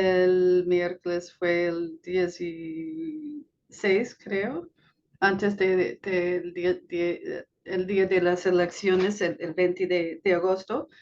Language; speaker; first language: Spanish; non-native, fluent; English